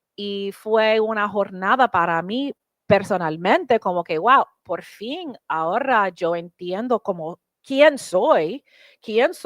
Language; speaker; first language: Spanish; early bilingual, heritage; English